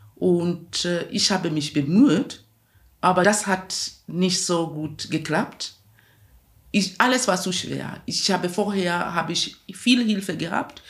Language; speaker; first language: German; non-native, fluent; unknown